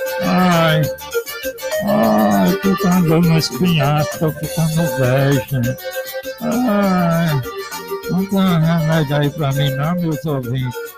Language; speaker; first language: Portuguese; native; Portuguese